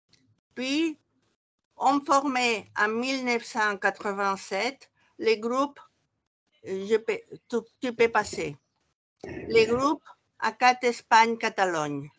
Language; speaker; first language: French; non-native, fluent; Catalan